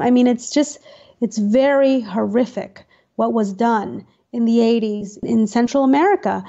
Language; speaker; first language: English; native; English